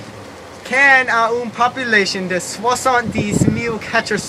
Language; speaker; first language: French; non-native, learner; English